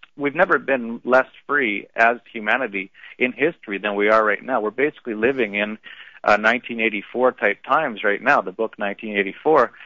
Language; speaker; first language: English; native; English